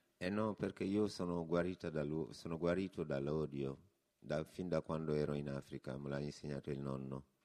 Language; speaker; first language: Italian; non-native, fluent; Wolof